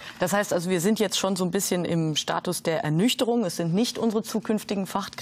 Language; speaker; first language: German; native; German